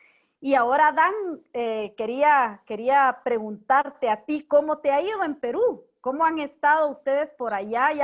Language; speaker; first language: Spanish; native; Spanish